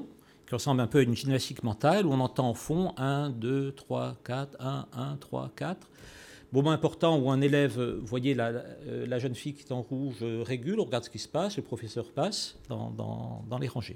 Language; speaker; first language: French; native; French